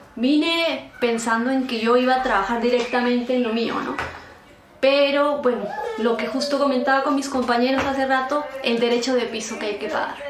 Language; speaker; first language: Spanish; native; Spanish